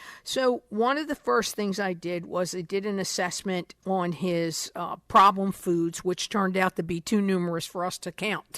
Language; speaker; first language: English; native; English